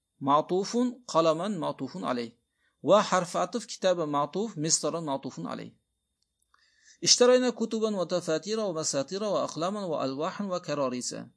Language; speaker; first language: Arabic; non-native, fluent; Uzbek